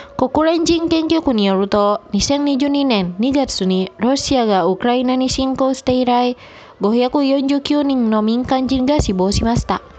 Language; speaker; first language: Japanese; non-native, fluent; Indonesian